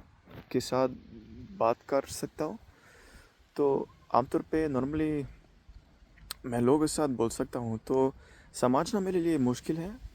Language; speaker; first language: Hindi; non-native, learner; Dutch